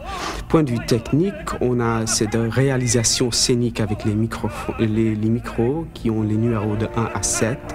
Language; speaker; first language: French; non-native, fluent; English